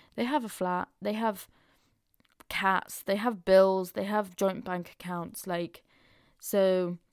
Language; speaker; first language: English; native; English